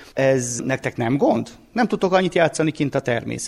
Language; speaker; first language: Hungarian; native; Hungarian